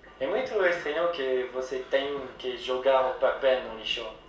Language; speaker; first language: Portuguese; non-native, learner; French